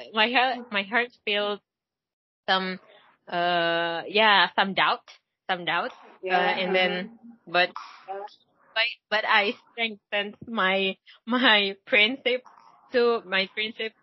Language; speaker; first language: English; non-native, learner; Indonesian